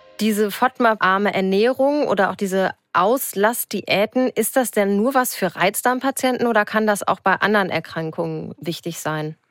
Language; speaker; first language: German; native; German